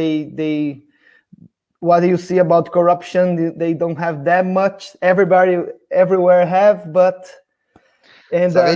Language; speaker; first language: English; non-native, fluent; Portuguese